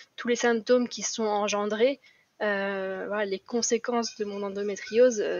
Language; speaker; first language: French; native; French